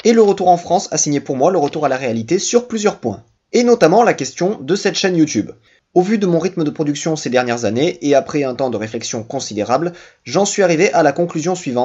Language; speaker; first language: French; native; French